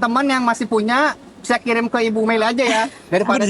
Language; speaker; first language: Indonesian; native; Indonesian